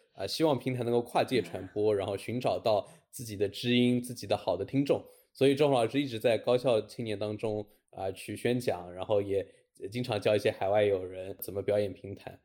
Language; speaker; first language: Chinese; native; Chinese